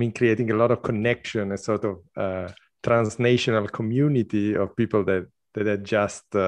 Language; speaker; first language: English; non-native, fluent; Italian